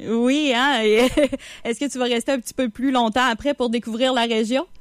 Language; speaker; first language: French; native; French